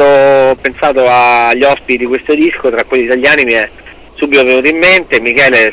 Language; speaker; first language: Italian; native; Italian